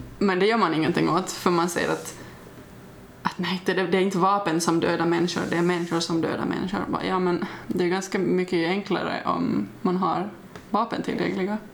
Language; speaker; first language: Swedish; native; Swedish